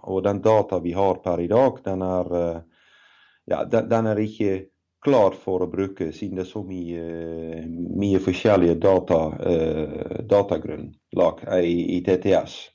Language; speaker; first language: Norwegian; non-native, fluent; Dutch